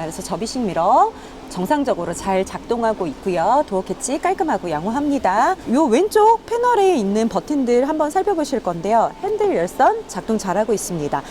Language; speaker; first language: Korean; native; Korean